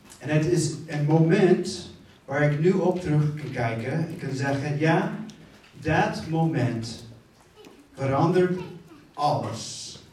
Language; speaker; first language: Dutch; non-native, fluent; English